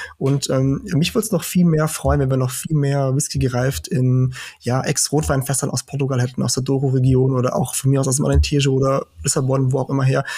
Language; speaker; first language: German; early bilingual, heritage; German